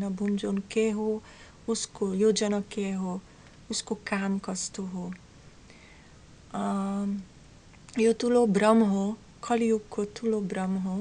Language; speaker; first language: Nepali; non-native, learner; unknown